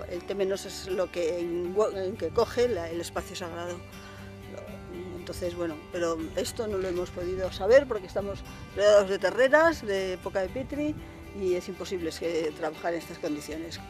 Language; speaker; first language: Spanish; native; Spanish